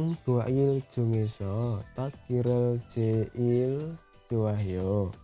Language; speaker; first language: Korean; non-native, learner; Indonesian